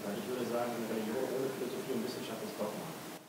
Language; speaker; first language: German; native; German